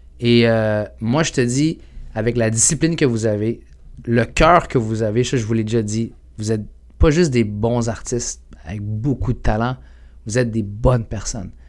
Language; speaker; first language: French; early bilingual, other home language; Arabic